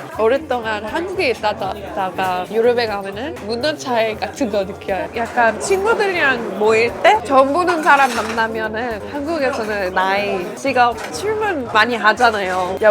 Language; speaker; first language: Korean; non-native, fluent; English